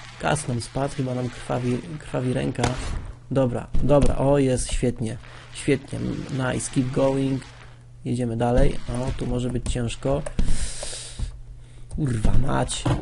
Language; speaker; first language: Polish; native; Polish